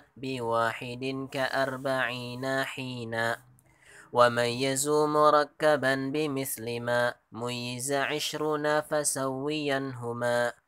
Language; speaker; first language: Arabic; non-native, learner; Indonesian